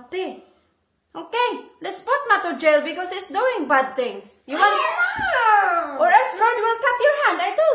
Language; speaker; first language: English; non-native, local second language; Filipino